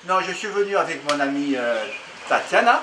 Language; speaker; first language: French; native; French